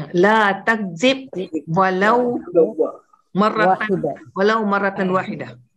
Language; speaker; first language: Arabic; non-native, learner; Indonesian